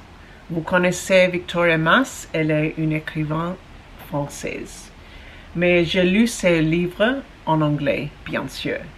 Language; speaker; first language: French; non-native, learner; English